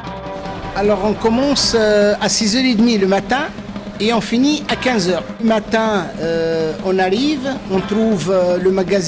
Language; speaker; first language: French; native; French